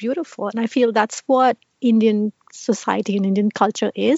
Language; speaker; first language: English; non-native, local second language; Tamil